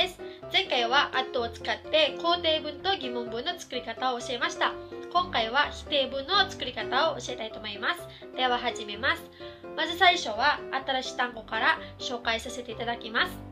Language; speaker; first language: Japanese; non-native, fluent; Cebuano